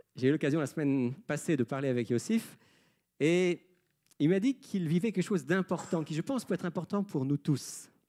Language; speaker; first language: French; native; French